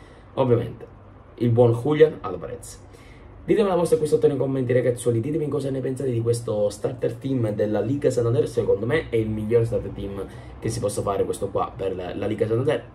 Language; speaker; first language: Italian; native; Italian